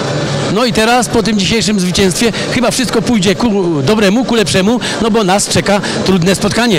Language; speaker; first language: Polish; native; Polish